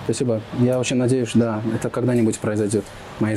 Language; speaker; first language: Russian; non-native, fluent; Azerbaijani